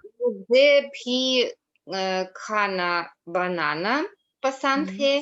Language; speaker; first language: Hindi; non-native, learner; Russian